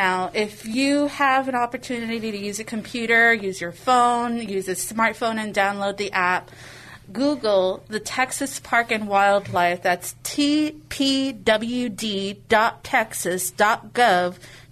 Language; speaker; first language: English; native; English